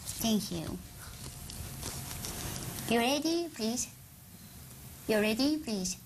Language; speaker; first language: English; non-native, learner; Dutch